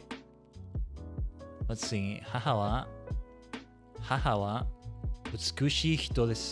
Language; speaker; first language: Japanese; non-native, learner; English